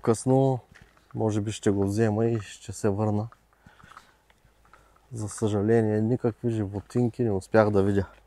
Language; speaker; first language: Bulgarian; native; Bulgarian